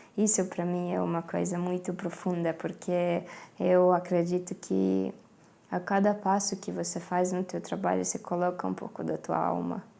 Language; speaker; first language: Portuguese; non-native, fluent; Estonian